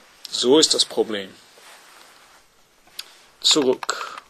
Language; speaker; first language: German; non-native, fluent; English